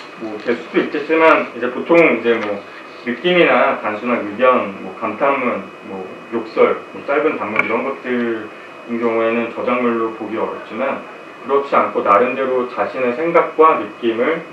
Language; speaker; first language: Korean; native; Korean